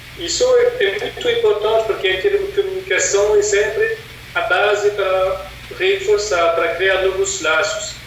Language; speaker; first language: Portuguese; non-native, fluent; French